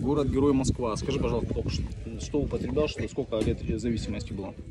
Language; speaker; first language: Russian; native; Russian